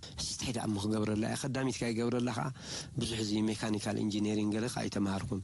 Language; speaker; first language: Tigrinya; non-native, local second language; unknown